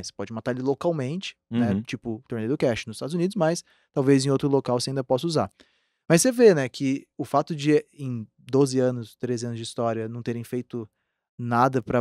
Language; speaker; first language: Portuguese; native; Portuguese